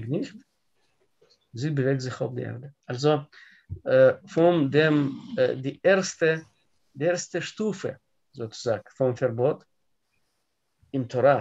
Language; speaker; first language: German; non-native, learner; Russian